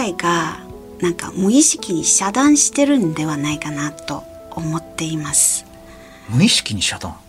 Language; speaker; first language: Japanese; non-native, fluent; Malay